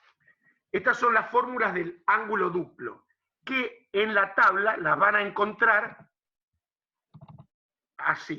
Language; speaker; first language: Spanish; native; Spanish